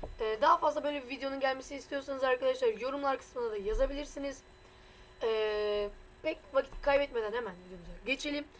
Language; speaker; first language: Turkish; native; Turkish